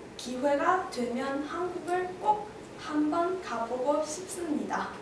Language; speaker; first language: Korean; non-native, learner; Chinese